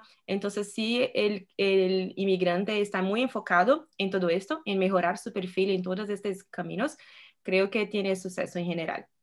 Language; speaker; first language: Spanish; non-native, fluent; Portuguese